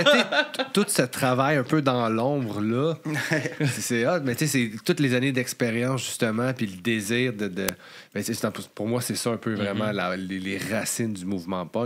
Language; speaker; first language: French; native; French